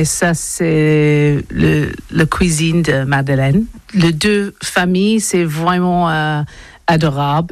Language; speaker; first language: French; non-native, learner; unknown